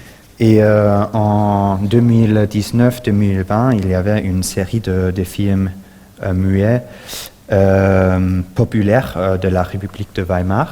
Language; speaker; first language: French; non-native, fluent; German